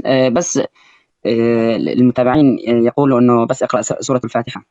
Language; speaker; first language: Arabic; native; Arabic